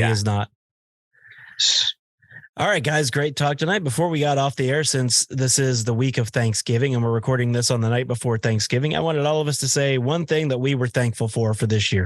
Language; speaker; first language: English; native; English